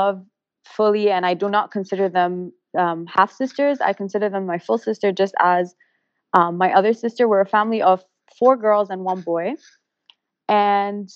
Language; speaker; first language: English; non-native, local second language; Arabic